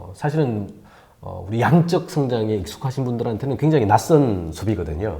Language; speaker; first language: Korean; native; Korean